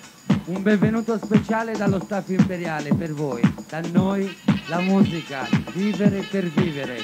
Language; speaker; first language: Italian; non-native, fluent; Spanish